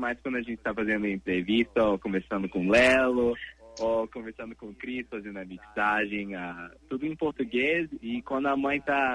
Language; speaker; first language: Portuguese; early bilingual, heritage; English